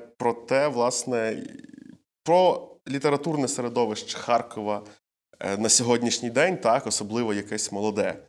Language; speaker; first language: Ukrainian; native; Ukrainian